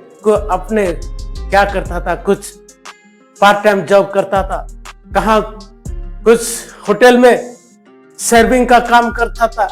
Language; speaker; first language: Hindi; non-native, local second language; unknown